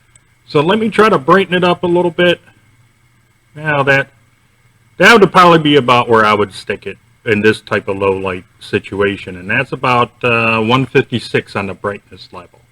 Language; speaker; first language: English; native; English